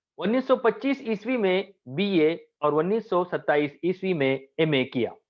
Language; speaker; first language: Urdu; native; Urdu